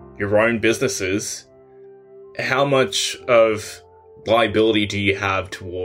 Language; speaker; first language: English; native; English